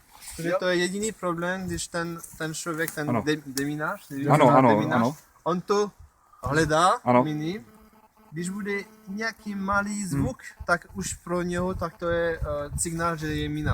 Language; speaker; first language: Czech; non-native, learner; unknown